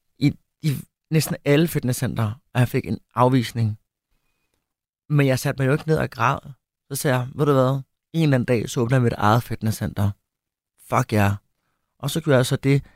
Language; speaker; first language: Danish; early bilingual, other home language; Spanish